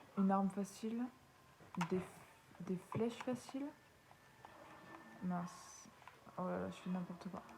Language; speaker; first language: French; native; French